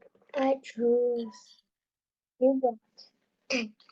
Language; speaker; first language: English; non-native, learner; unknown